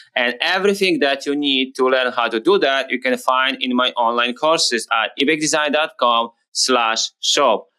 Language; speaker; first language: English; non-native, fluent; Polish